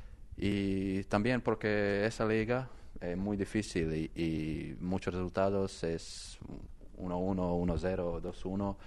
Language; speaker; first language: Spanish; non-native, learner; Croatian